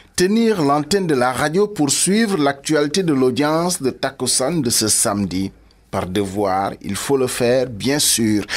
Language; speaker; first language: French; non-native, local second language; Wolof